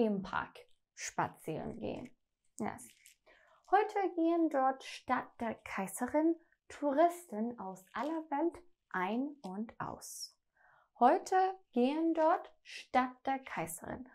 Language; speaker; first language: German; non-native, fluent; Persian